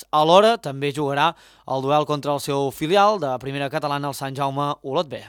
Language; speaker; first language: Catalan; native; Catalan